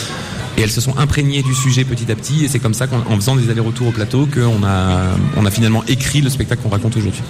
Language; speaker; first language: French; native; French